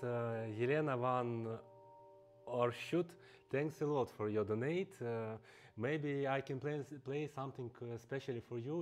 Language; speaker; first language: English; non-native, fluent; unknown